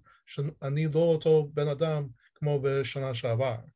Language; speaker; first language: Hebrew; non-native, learner; English